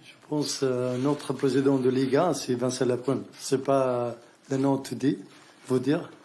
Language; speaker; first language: French; non-native, learner; Arabic